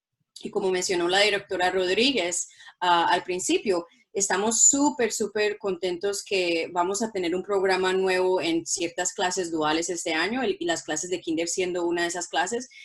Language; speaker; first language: Spanish; non-native, local second language; English